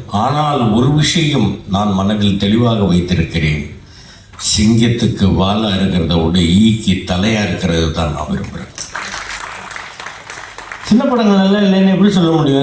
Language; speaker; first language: Tamil; native; Tamil